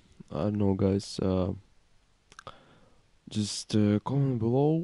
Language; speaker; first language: English; non-native, learner; Ukrainian